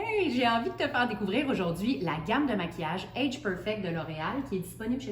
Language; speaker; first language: French; native; French